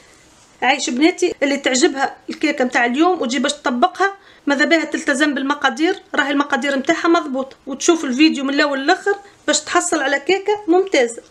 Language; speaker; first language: Arabic; native; Arabic